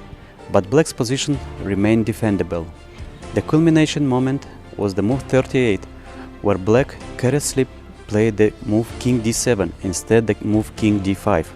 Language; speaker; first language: English; non-native, learner; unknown